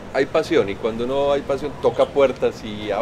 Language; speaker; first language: Spanish; native; Spanish